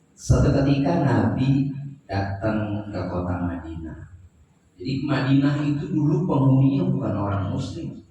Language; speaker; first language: Indonesian; native; Indonesian